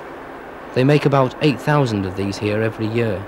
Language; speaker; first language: English; native; English